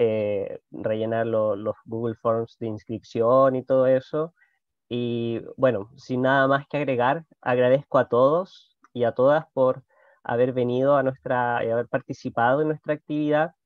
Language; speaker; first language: Spanish; native; Spanish